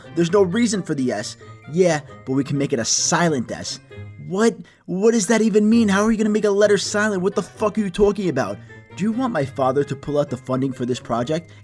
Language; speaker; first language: English; early bilingual, other home language; Greek